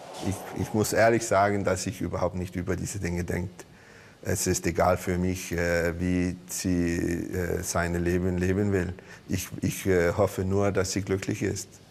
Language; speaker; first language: German; non-native, learner; Danish